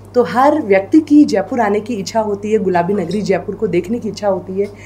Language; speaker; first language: Hindi; native; Hindi